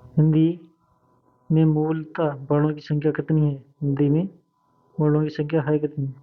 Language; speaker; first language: Hindi; native; Hindi